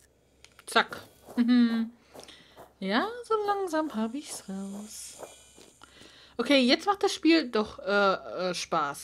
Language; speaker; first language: German; native; German